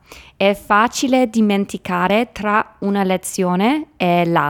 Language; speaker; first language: Italian; non-native, learner; English